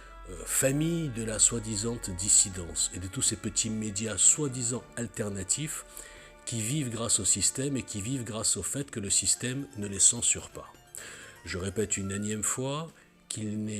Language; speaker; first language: French; native; French